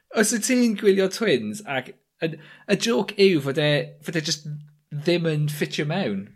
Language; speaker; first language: Welsh; native; Welsh